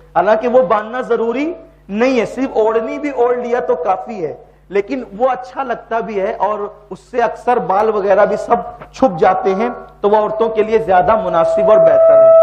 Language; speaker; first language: Urdu; native; Urdu